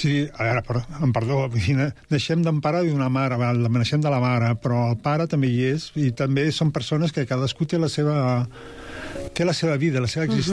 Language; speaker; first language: Catalan; native; Catalan